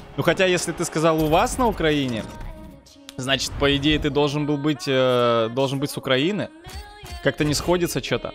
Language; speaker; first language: Russian; native; Russian